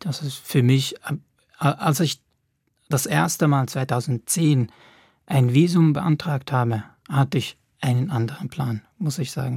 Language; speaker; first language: German; non-native, fluent; Arabic